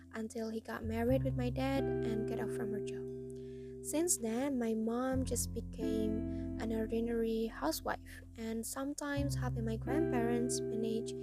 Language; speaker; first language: English; non-native, fluent; Indonesian